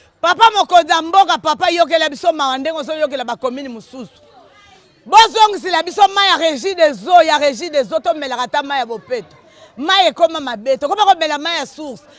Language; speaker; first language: Lingala; native; Lingala